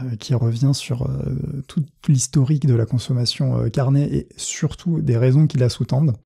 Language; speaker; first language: French; native; French